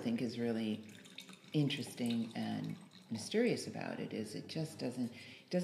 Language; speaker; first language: English; native; English